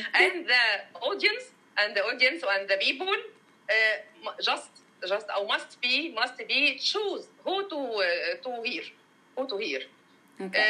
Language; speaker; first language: English; non-native, learner; Arabic